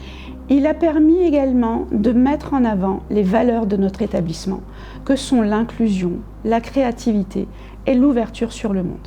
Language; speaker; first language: French; native; French